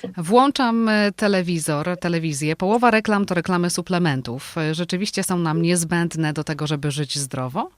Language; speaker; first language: Polish; native; Polish